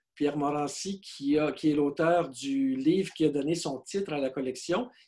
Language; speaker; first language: French; native; French